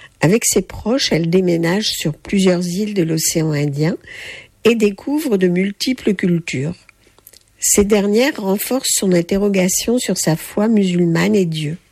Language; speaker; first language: French; native; French